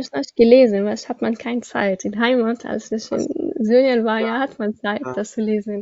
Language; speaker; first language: German; non-native, learner; Arabic